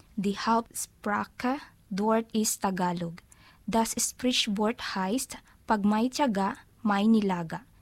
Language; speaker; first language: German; non-native, learner; Filipino